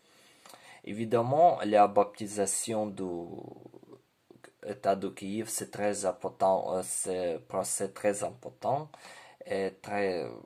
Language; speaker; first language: French; non-native, learner; Ukrainian